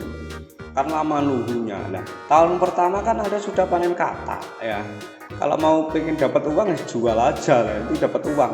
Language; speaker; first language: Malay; non-native, local second language; Javanese